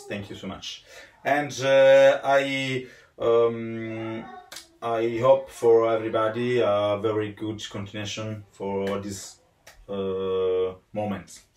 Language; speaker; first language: English; non-native, learner; Italian